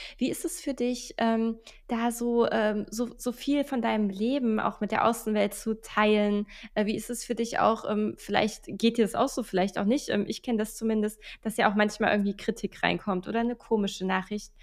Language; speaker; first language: German; native; German